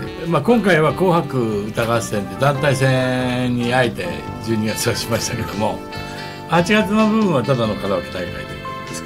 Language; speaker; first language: Japanese; native; Japanese